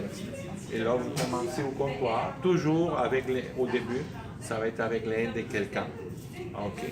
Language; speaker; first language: French; native; French